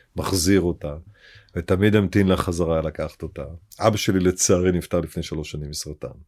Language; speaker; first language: Hebrew; native; Hebrew